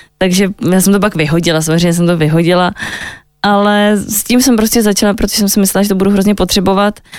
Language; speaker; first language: Czech; native; Czech